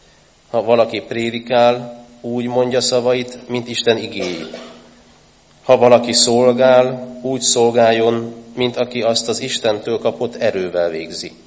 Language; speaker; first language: Hungarian; native; Hungarian